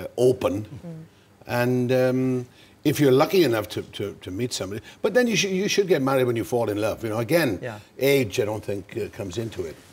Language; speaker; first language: English; native; English